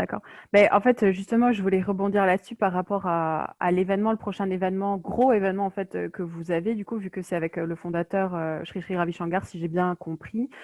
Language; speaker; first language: French; native; French